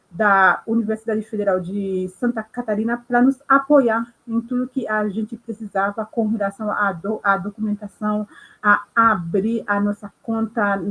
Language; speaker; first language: Portuguese; non-native, local second language; Haitian Creole